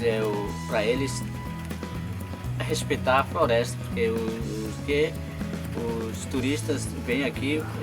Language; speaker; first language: Portuguese; non-native, local second language; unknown